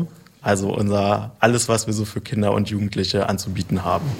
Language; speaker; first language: German; native; German